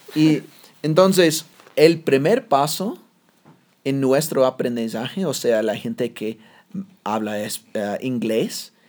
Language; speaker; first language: Spanish; non-native, fluent; English